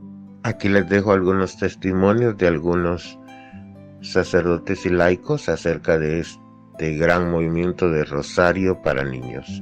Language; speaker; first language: Spanish; native; Spanish